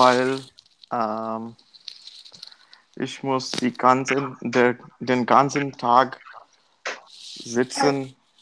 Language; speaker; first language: German; non-native, learner; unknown